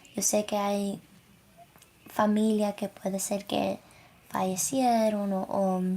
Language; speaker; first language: Spanish; early bilingual, other home language; English